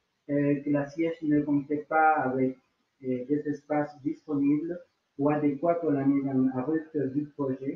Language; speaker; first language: French; non-native, learner; Spanish